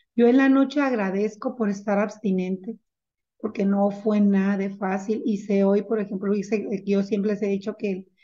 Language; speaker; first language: Spanish; native; Spanish